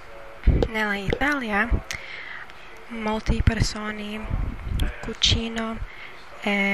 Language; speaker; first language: Italian; non-native, learner; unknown